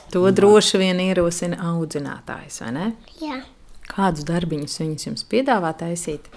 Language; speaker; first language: Latvian; native; Latvian